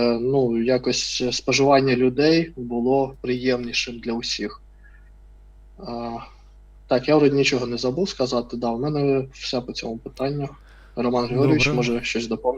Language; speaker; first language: Ukrainian; non-native, fluent; Russian